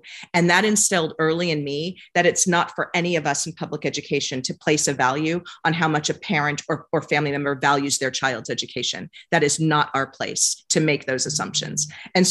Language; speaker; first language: English; native; English